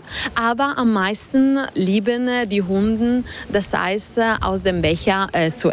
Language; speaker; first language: German; non-native, fluent; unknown